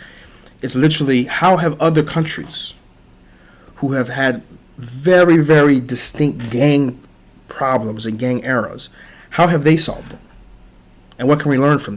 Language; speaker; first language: English; early bilingual, other home language; Haitian Creole